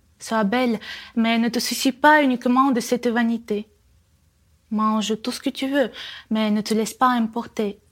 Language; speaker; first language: French; non-native, fluent; Russian